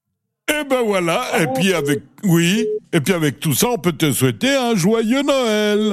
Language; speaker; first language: French; native; French